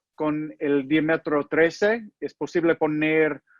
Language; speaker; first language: Spanish; non-native, learner; English